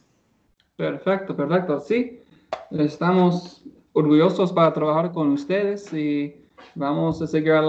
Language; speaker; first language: Spanish; non-native, learner; English